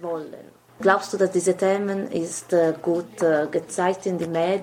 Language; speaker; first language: German; non-native, learner; Italian